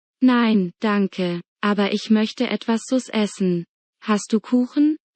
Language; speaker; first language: German; non-native, learner; Bangla